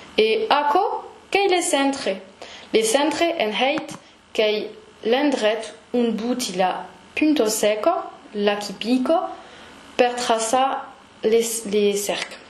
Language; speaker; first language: Occitan; non-native, local second language; French